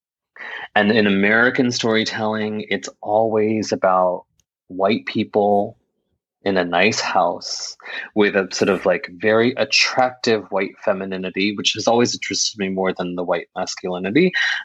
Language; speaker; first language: English; native; English